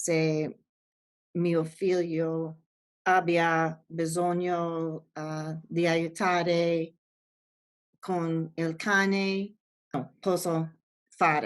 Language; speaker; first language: Italian; non-native, learner; English